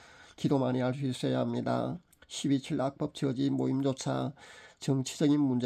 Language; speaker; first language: Korean; native; Korean